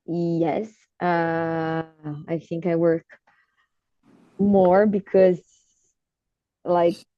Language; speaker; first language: English; non-native, learner; Portuguese